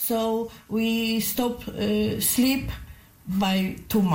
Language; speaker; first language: English; non-native, learner; Polish